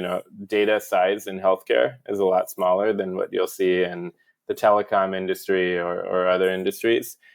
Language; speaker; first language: English; native; English